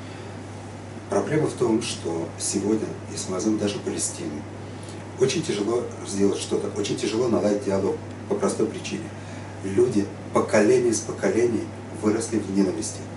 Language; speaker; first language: Russian; native; Russian